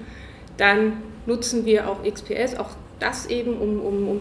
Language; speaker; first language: German; native; German